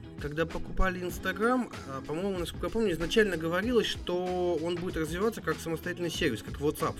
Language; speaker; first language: Russian; native; Russian